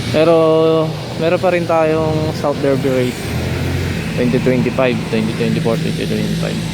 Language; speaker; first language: Filipino; native; Filipino